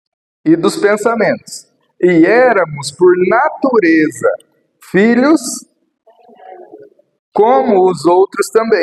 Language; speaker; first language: Portuguese; native; Portuguese